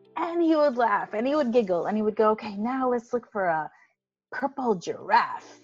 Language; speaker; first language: English; non-native, fluent; Hebrew